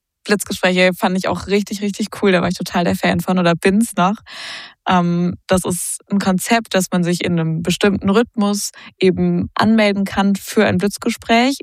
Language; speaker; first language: German; native; German